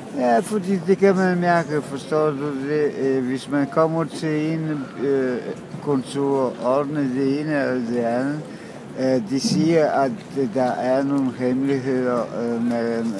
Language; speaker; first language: Danish; non-native, fluent; Polish